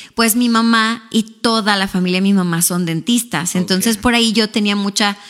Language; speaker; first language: Spanish; native; Spanish